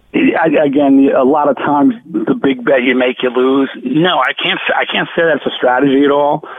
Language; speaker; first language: English; native; English